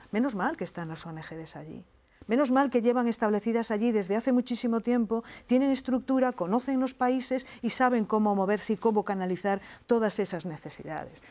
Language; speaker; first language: Spanish; native; Spanish